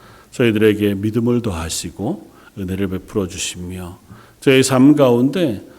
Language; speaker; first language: Korean; native; Korean